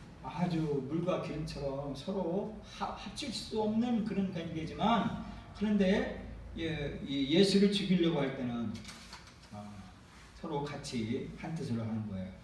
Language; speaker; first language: Korean; native; Korean